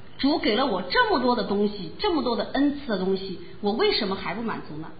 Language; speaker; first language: Chinese; native; Chinese